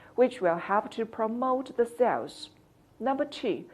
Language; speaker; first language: English; non-native, fluent; Chinese